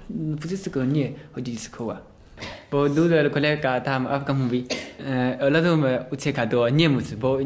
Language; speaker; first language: Polish; non-native, learner; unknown